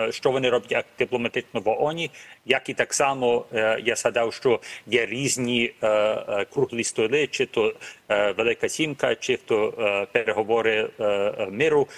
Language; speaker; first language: Ukrainian; early bilingual, heritage; Ukrainian